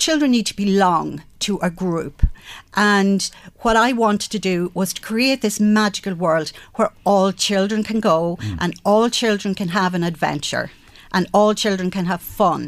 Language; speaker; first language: English; native; English